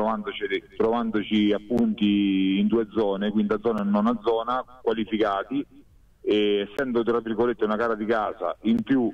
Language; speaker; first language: Italian; native; Italian